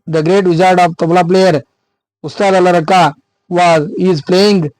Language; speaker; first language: English; non-native, local second language; Kannada